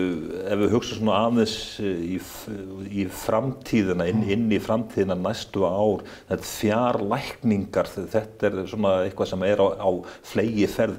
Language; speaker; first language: Icelandic; native; Icelandic